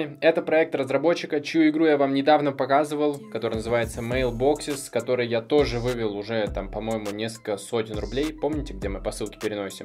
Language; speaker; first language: Russian; native; Russian